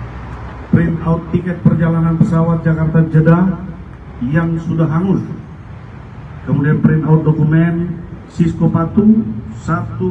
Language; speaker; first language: Indonesian; native; Indonesian